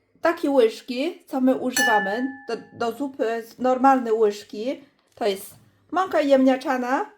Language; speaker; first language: Polish; non-native, learner; Chinese